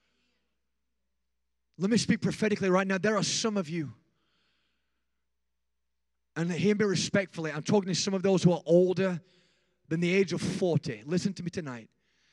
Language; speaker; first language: English; native; English